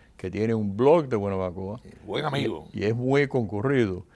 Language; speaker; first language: Spanish; native; Spanish